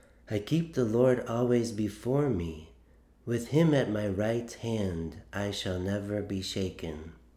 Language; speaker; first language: English; native; English